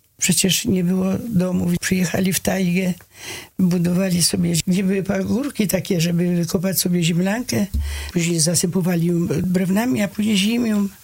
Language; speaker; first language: Polish; early bilingual, heritage; Polish